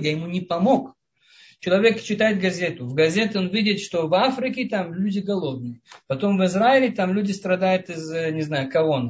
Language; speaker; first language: Russian; early bilingual, heritage; Russian